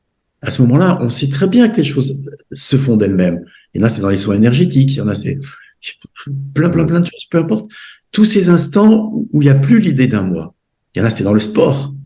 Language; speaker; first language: French; native; French